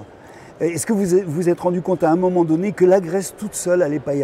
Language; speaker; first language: French; native; French